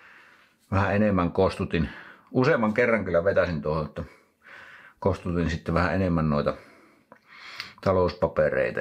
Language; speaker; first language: Finnish; native; Finnish